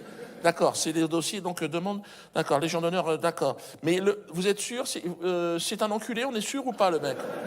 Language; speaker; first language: French; native; French